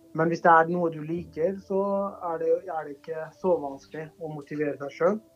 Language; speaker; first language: Norwegian; early bilingual, other home language; Kurdish